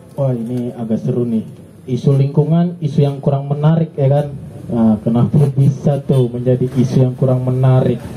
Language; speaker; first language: Indonesian; native; Indonesian